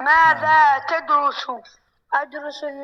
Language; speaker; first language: Arabic; non-native, learner; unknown